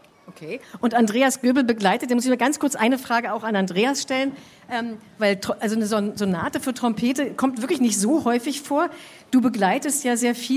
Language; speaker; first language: German; native; German